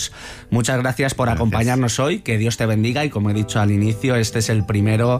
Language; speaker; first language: Spanish; native; Spanish